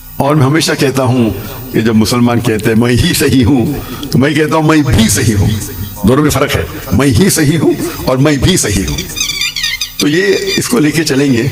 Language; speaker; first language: Urdu; non-native, local second language; English